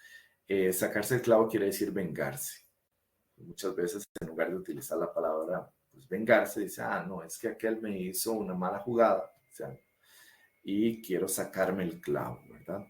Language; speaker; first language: Spanish; native; Spanish